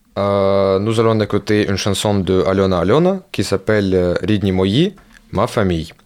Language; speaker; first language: French; non-native, learner; Ukrainian